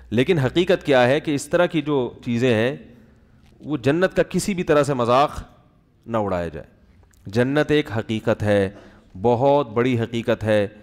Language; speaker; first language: Urdu; native; Urdu